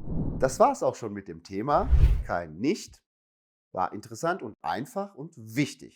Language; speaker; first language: German; non-native, fluent; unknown